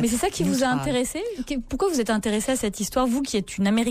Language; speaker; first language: French; native; French